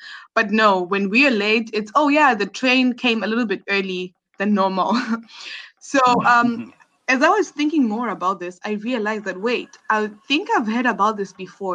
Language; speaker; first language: English; non-native, local second language; Shona